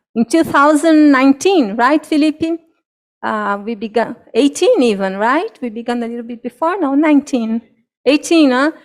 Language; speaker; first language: English; non-native, fluent; Portuguese